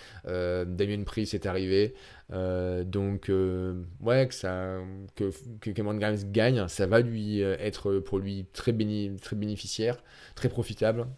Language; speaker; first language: French; native; French